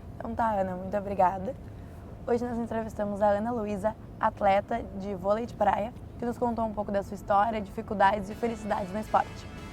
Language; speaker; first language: Portuguese; native; Portuguese